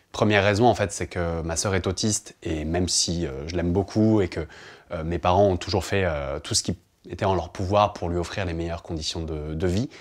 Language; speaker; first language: French; native; French